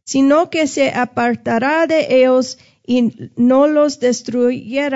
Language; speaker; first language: Spanish; non-native, fluent; English